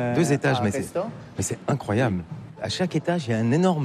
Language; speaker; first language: French; native; French